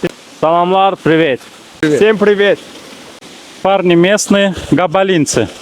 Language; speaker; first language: Russian; native; Russian